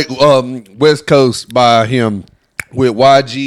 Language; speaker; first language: English; native; English